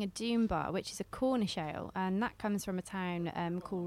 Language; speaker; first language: English; native; English